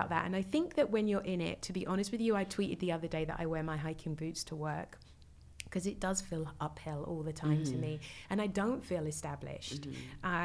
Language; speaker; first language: English; native; English